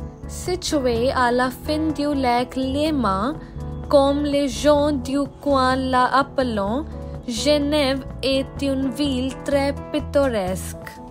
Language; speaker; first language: French; non-native, learner; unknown